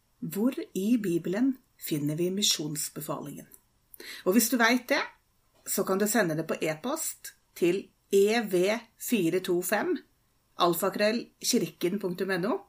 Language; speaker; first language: Norwegian; native; Norwegian